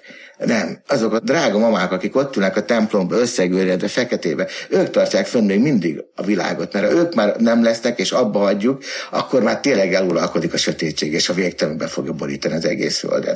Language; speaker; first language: Hungarian; native; Hungarian